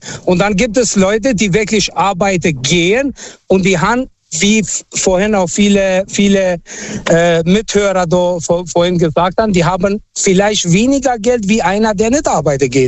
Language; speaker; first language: German; non-native, fluent; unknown